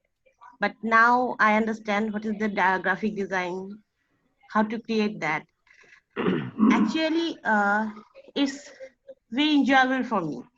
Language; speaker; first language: English; non-native, learner; Bangla